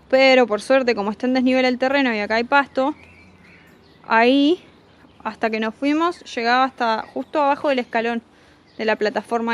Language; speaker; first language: Spanish; native; Spanish